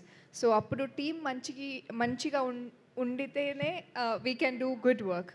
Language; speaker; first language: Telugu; non-native, fluent; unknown